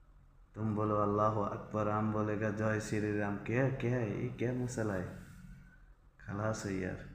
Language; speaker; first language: Hindi; non-native, learner; Bangla